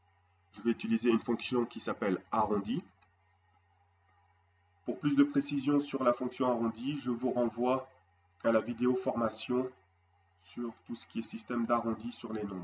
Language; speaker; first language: French; native; French